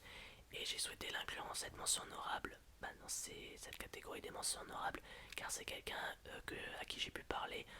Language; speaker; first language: French; native; French